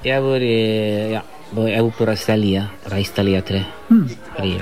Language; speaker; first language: Norwegian; non-native, fluent; Spanish